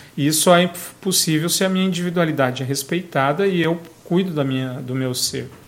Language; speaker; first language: Portuguese; native; Portuguese